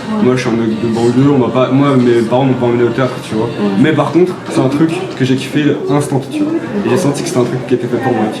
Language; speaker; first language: French; native; French